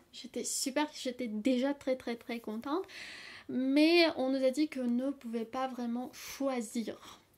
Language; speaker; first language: French; non-native, fluent; Russian